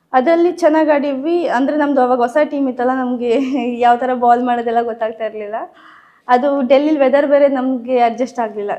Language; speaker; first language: Kannada; native; Kannada